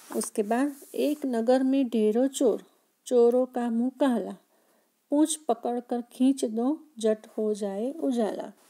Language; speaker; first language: Hindi; non-native, local second language; Gujarati